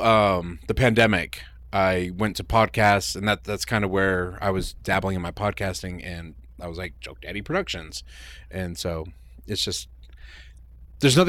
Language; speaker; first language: English; early bilingual, other home language; Spanish